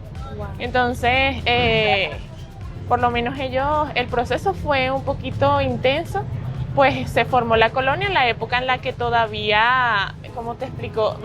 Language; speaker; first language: Spanish; native; Spanish